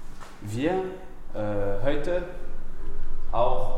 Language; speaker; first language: German; non-native, learner; French